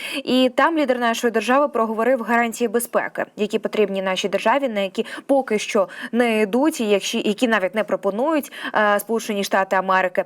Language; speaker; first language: Ukrainian; native; Ukrainian